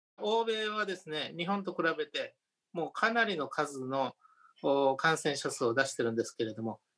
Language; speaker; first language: Japanese; native; Japanese